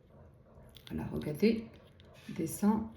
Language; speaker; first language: French; native; French